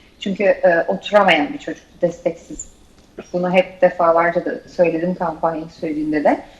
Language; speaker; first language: Turkish; native; Turkish